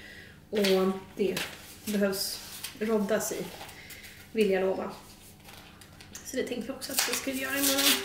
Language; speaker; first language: Swedish; native; Swedish